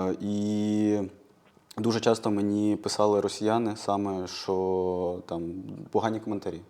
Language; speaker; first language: Ukrainian; non-native, local second language; Russian